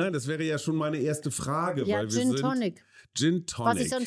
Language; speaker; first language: German; native; German